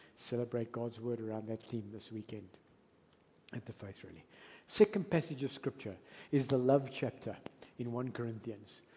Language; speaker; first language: English; native; English